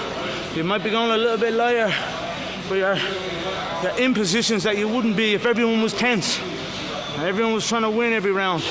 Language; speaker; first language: English; native; English